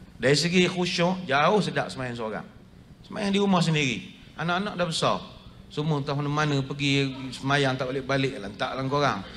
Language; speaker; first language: Malay; native; Malay